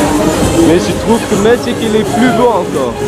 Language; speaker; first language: French; non-native, learner; Dutch